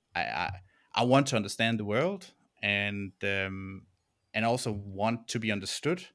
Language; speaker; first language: English; non-native, fluent; Danish